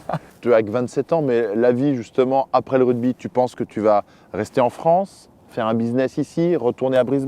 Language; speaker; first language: French; native; French